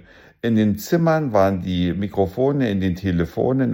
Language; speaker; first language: German; native; German